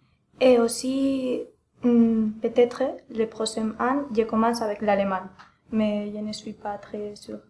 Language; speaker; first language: French; non-native, learner; Spanish